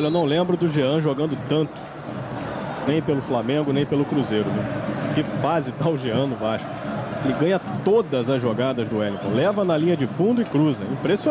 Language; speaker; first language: Portuguese; native; Portuguese